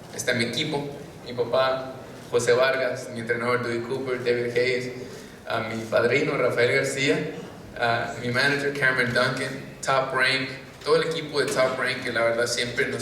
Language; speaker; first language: Spanish; early bilingual, heritage; Spanish